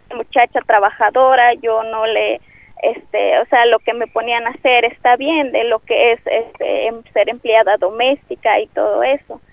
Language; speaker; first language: Spanish; non-native, local second language; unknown